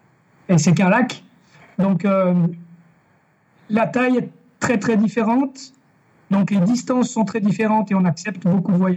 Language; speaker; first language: French; native; French